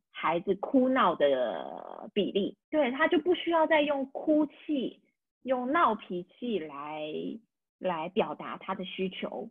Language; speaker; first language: Chinese; native; Chinese